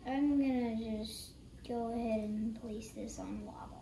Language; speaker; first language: English; native; English